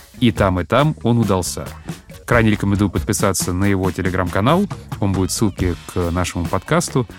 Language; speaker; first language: Russian; native; Russian